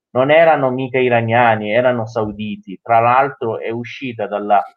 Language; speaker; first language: Italian; non-native, fluent; Persian